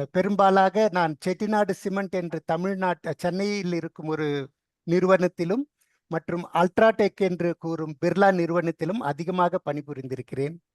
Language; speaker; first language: Tamil; non-native, local second language; Telugu